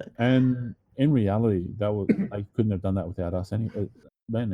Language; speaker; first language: English; native; English